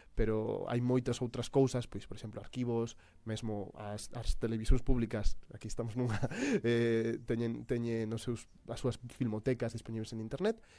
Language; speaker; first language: Galician; non-native, local second language; Spanish